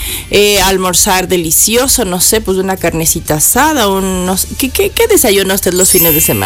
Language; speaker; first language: Spanish; native; Spanish